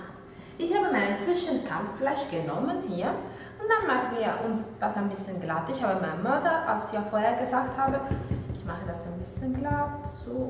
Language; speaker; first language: German; non-native, learner; Italian